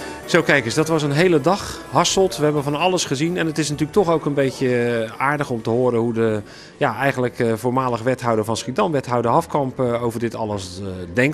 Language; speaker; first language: Dutch; native; Dutch